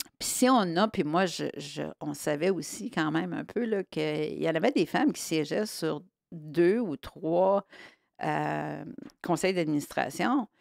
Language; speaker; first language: French; native; French